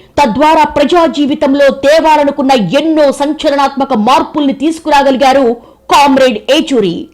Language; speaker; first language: Telugu; native; Telugu